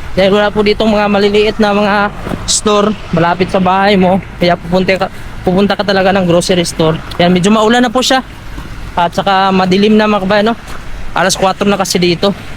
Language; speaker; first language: Filipino; non-native, local second language; Cebuano